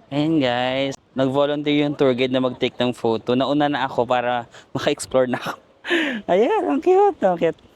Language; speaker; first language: Filipino; non-native, local second language; Cebuano